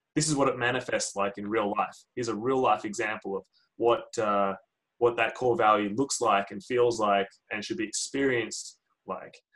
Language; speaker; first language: English; native; English